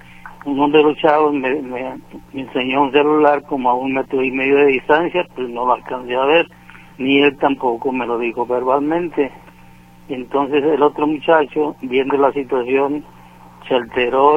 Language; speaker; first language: Spanish; native; Spanish